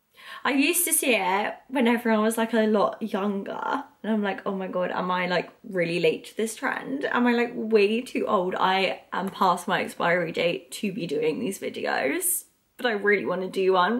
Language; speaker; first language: English; native; English